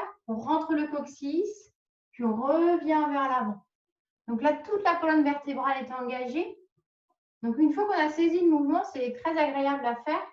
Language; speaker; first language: French; native; French